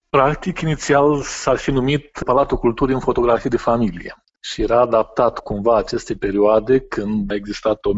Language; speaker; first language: Romanian; native; Romanian